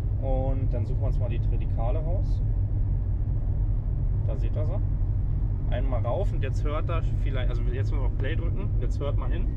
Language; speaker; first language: German; native; German